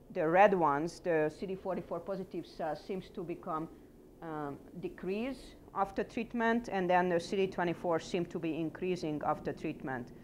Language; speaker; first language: English; non-native, fluent; Hungarian